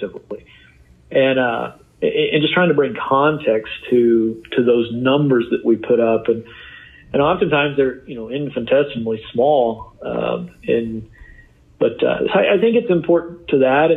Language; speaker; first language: English; native; English